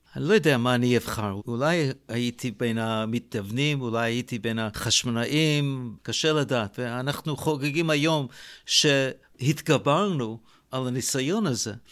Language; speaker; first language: Hebrew; non-native, fluent; English